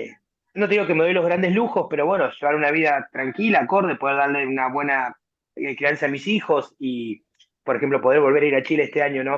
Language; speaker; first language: Spanish; native; Spanish